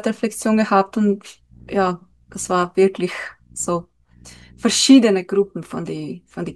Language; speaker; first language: German; non-native, learner; Slovenian